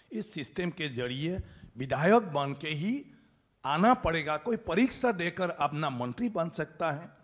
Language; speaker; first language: Hindi; non-native, local second language; Bodo